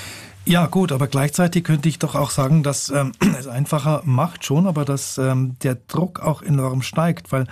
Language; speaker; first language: German; native; German